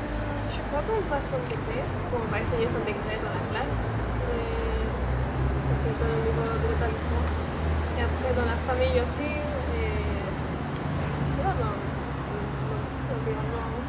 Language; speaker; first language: French; non-native, learner; Spanish